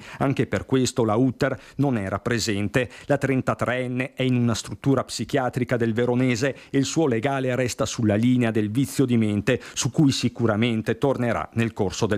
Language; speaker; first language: Italian; native; Italian